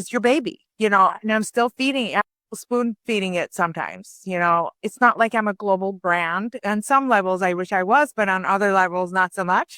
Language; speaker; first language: English; early bilingual, other home language; Persian